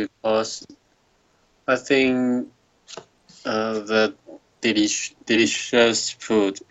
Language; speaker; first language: English; non-native, learner; Chinese